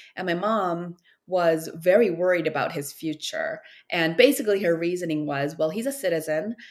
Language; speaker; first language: English; early bilingual, other home language; Korean